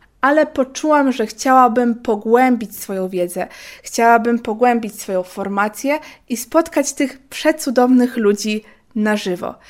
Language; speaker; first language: Polish; native; Polish